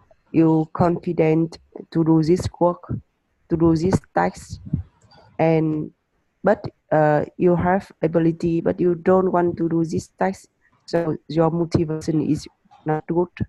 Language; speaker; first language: English; non-native, learner; Vietnamese